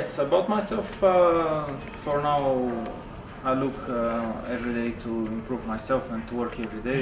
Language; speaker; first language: English; non-native, fluent; Bulgarian